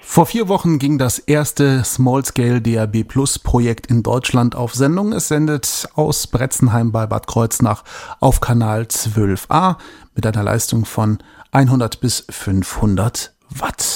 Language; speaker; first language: German; native; German